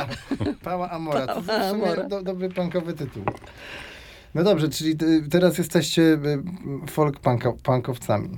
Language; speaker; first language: Polish; native; Polish